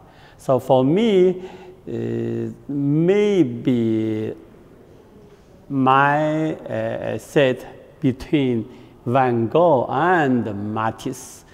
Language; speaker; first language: English; non-native, learner; Chinese